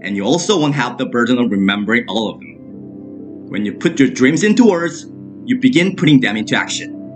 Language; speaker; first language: English; non-native, fluent; Korean